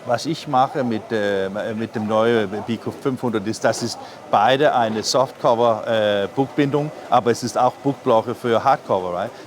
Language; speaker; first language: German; non-native, learner; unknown